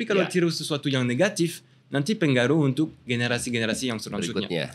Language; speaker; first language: Indonesian; non-native, fluent; French